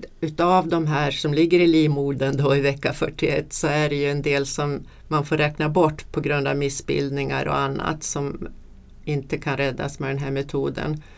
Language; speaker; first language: Swedish; native; Swedish